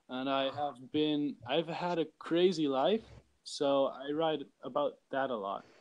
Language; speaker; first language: English; early bilingual, heritage; English